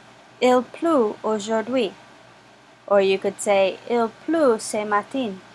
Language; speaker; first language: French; non-native, fluent; English